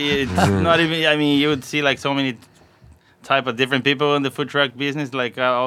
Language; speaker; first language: English; non-native, fluent; Portuguese